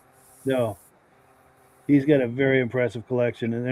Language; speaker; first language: English; native; English